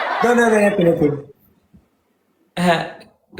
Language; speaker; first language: English; non-native, local second language; Malay